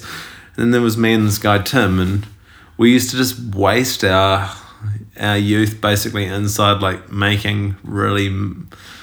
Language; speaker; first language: English; native; English